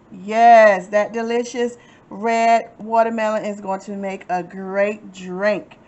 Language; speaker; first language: English; native; English